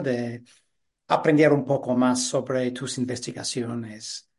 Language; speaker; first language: Spanish; non-native, fluent; English